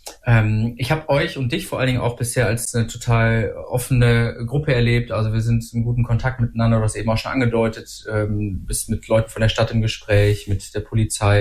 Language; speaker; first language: German; native; German